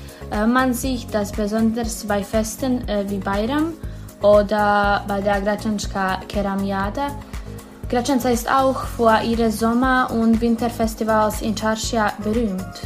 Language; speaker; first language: German; non-native, learner; Bosnian